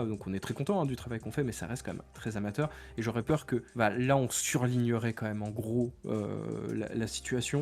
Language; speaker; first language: French; native; French